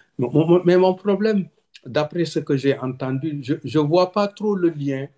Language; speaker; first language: French; non-native, local second language; Wolof